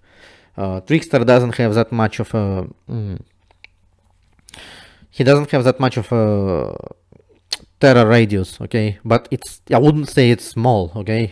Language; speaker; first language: English; non-native, fluent; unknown